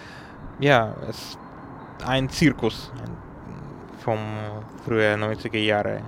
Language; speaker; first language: German; non-native, learner; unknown